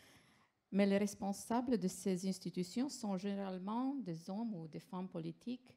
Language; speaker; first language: French; non-native, fluent; Romanian